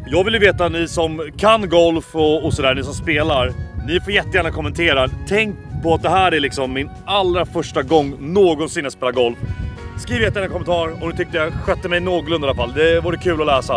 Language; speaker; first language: Swedish; native; Swedish